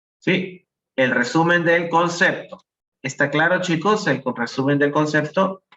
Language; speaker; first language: Spanish; native; Spanish